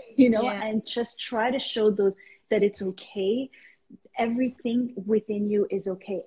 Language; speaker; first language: English; non-native, fluent; Persian